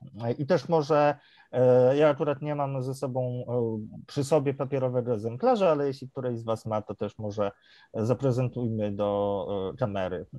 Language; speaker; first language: Polish; native; Polish